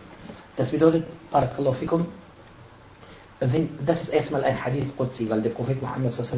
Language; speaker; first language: German; non-native, fluent; Arabic